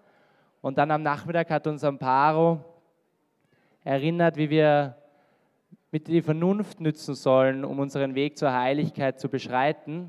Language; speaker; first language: German; native; German